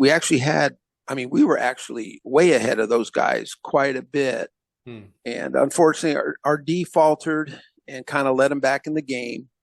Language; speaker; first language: English; native; English